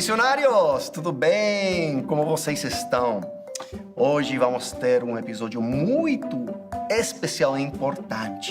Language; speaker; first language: Portuguese; non-native, fluent; English